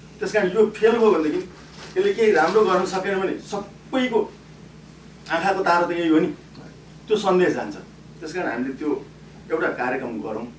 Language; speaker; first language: Nepali; native; Nepali